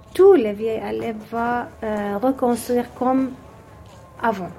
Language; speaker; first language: French; non-native, learner; Arabic